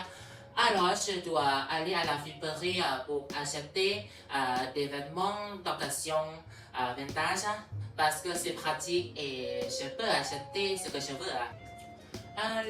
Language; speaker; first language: French; non-native, learner; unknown